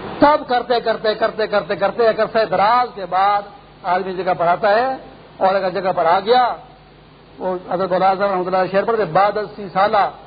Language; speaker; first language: Urdu; native; Urdu